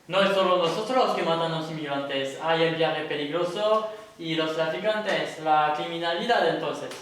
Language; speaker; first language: Spanish; non-native, learner; French